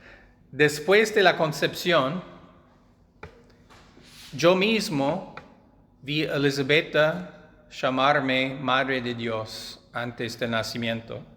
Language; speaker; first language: Spanish; non-native, fluent; English